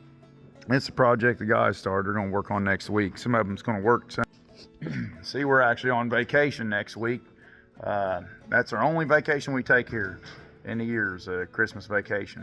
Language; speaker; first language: English; native; English